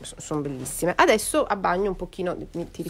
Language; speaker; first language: Italian; native; Italian